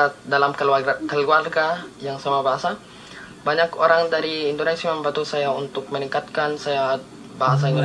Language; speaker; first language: Indonesian; non-native, learner; Filipino